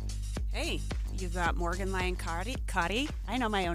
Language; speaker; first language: English; native; English